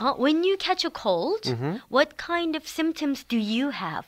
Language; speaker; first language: English; non-native, fluent; Korean